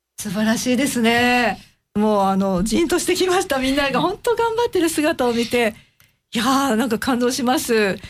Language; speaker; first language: Japanese; native; Japanese